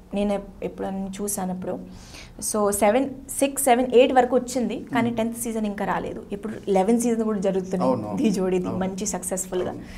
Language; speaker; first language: Telugu; non-native, learner; Hindi